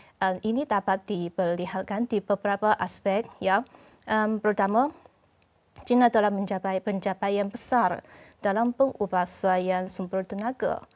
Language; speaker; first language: Malay; non-native, fluent; Chinese